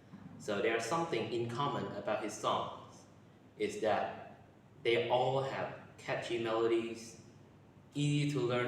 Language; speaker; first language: English; non-native, learner; Vietnamese